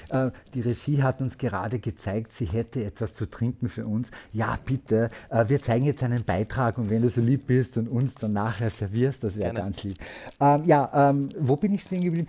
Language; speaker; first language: German; native; German